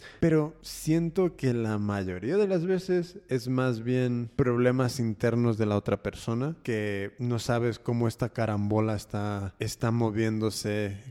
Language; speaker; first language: Spanish; early bilingual, heritage; Spanish